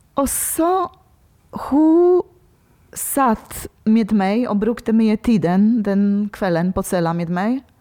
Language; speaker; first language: Norwegian; non-native, learner; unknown